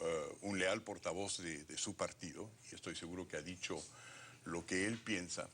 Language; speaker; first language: Spanish; native; Spanish